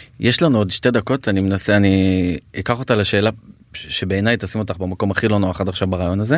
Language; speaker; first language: Hebrew; native; Hebrew